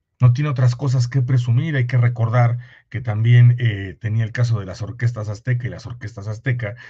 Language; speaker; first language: Spanish; native; Spanish